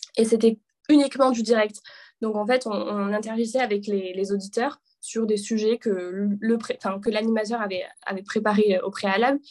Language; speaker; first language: French; native; French